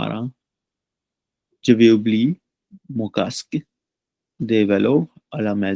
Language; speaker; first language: French; non-native, learner; Punjabi